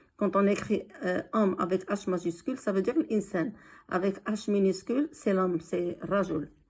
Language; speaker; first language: French; non-native, local second language; Arabic